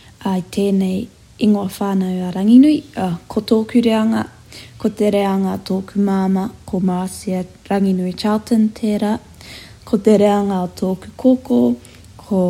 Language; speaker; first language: Māori; non-native, local second language; English